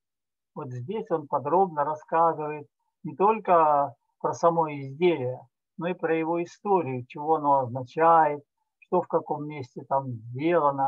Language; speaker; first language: Russian; native; Russian